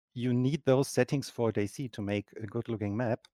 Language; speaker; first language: English; non-native, fluent; German